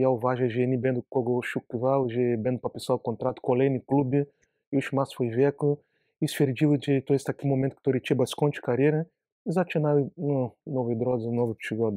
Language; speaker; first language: Polish; non-native, learner; Portuguese